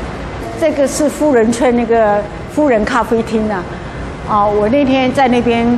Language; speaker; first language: Chinese; native; Chinese